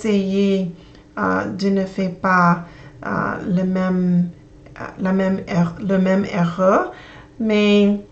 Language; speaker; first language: French; non-native, learner; English